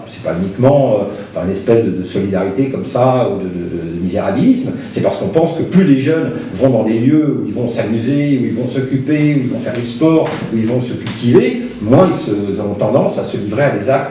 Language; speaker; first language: French; native; French